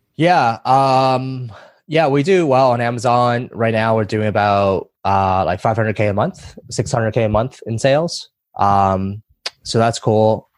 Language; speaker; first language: English; early bilingual, other home language; Chinese